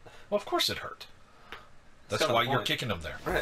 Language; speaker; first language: English; native; English